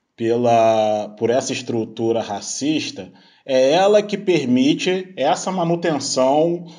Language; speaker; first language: Portuguese; native; Portuguese